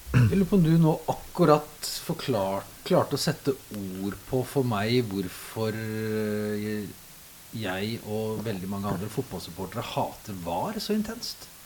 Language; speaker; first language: Norwegian; native; Norwegian